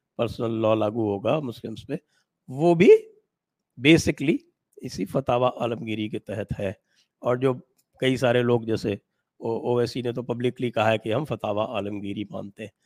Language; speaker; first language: Hindi; native; Hindi